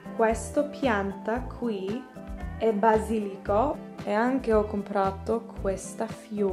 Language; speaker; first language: Italian; non-native, learner; English